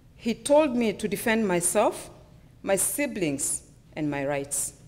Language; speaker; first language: English; non-native, local second language; Luyia